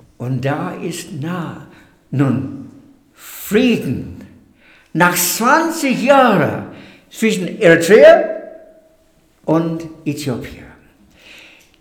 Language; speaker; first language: German; non-native, fluent; English